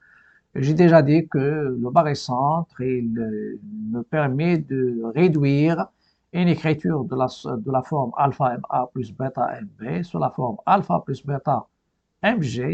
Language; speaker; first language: French; non-native, local second language; Arabic